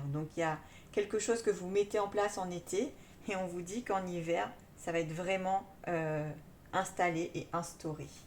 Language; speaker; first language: French; native; French